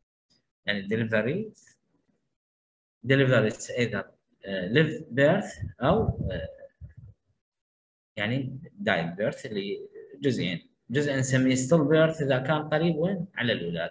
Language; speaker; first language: Arabic; native; Arabic